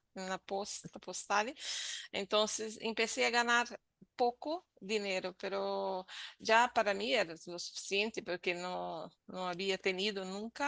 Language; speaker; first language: Spanish; non-native, learner; Portuguese